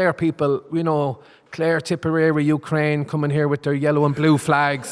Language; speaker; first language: English; native; English